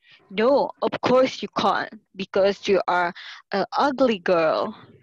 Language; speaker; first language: English; non-native, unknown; Indonesian